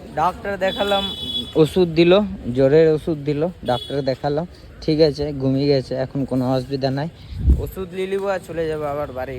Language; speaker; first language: Bangla; non-native, learner; Hindi